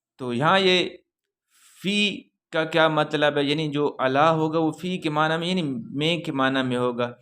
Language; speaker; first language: Urdu; non-native, local second language; Punjabi